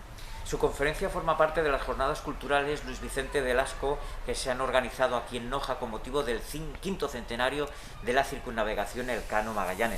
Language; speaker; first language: Spanish; native; Spanish